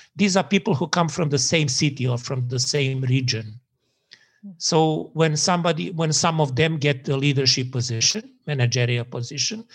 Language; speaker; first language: English; non-native, fluent; Serbian